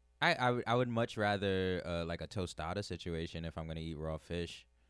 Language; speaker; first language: English; early bilingual, other home language; Spanish